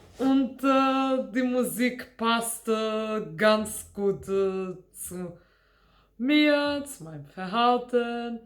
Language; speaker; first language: German; non-native, fluent; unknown